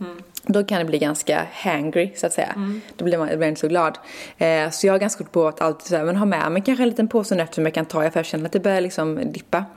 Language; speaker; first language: Swedish; native; Swedish